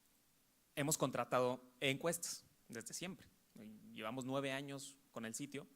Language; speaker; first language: Spanish; native; Spanish